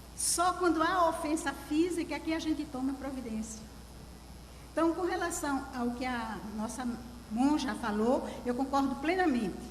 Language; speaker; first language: Portuguese; native; Portuguese